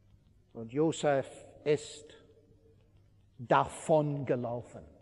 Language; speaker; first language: German; non-native, fluent; English